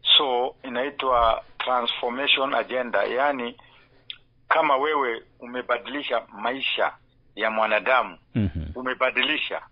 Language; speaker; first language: Swahili; non-native, local second language; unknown